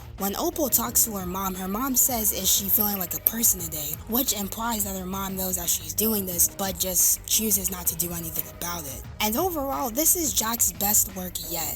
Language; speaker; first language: English; native; English